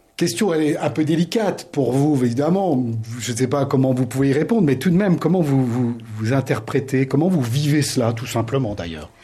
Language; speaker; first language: French; native; French